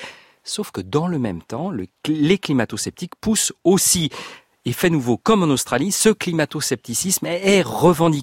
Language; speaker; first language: French; native; French